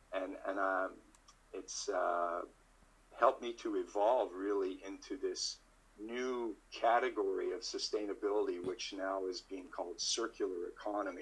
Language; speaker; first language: English; native; English